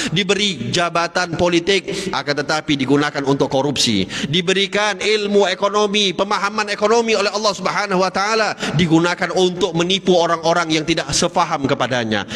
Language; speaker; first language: Malay; native; Malay